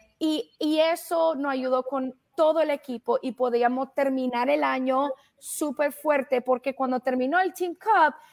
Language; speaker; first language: Spanish; early bilingual, heritage; Spanish